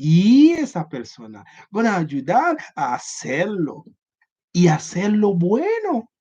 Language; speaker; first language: Spanish; non-native, learner; Haitian Creole